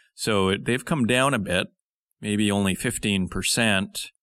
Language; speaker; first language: English; native; English